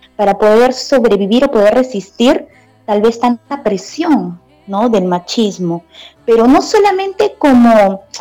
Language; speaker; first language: Spanish; native; Spanish